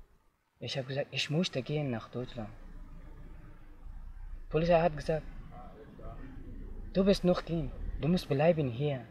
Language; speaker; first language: German; non-native, learner; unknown